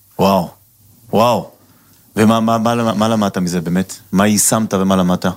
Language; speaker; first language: Hebrew; native; Hebrew